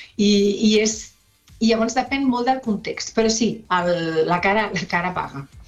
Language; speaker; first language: Catalan; non-native, local second language; Spanish